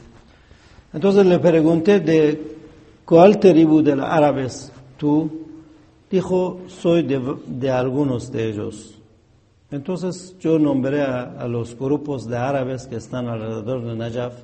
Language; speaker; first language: Spanish; non-native, fluent; Persian